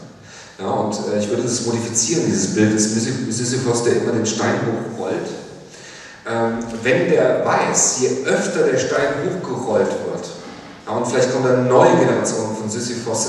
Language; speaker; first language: German; native; German